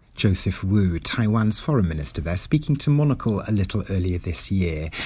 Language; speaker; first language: English; non-native, local second language; Welsh